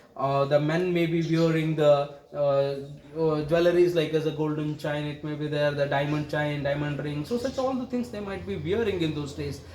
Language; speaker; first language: English; non-native, local second language; Kannada